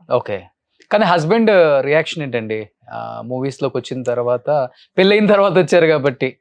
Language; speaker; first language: Telugu; native; Telugu